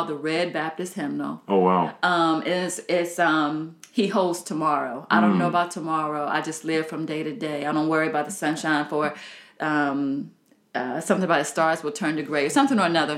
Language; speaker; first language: English; native; English